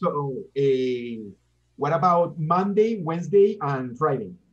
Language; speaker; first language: English; non-native, fluent; Spanish